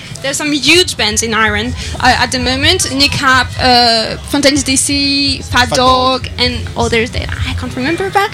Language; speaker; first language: English; non-native, fluent; French